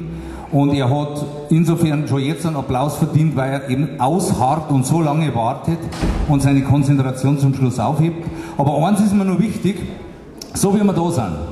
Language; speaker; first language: German; native; German